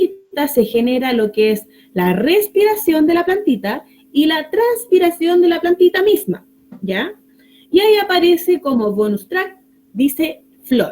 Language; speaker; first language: Spanish; native; Spanish